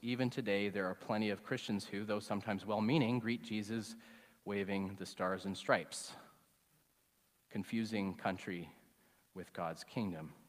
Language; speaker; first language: English; native; English